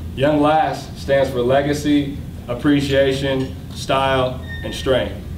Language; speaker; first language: English; native; English